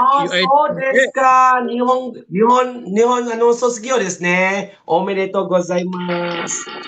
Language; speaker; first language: Japanese; non-native, fluent; Malay